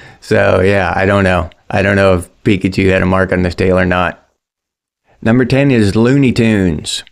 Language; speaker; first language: English; native; English